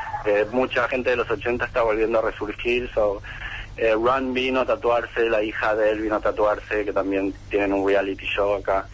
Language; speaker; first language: Spanish; native; Spanish